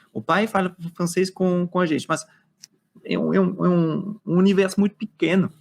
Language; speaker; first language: Portuguese; non-native, fluent; French